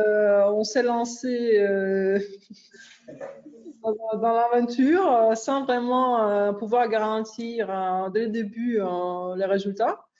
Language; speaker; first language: French; non-native, fluent; Greek